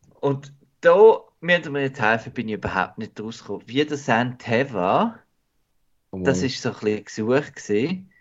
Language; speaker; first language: German; native; German